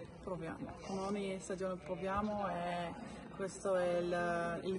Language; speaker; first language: Italian; non-native, fluent; Dutch